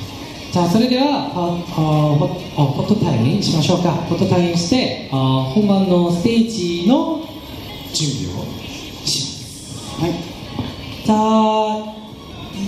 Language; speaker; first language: Japanese; non-native, learner; Korean